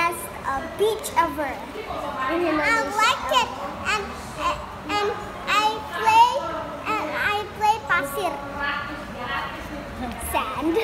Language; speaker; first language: English; early bilingual, other home language; Indonesian